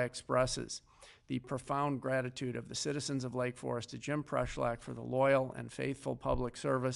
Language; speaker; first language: English; native; English